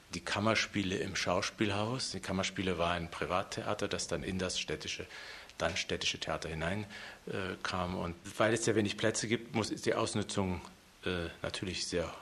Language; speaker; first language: German; native; German